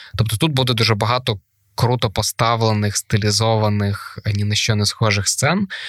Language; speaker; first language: Ukrainian; native; Ukrainian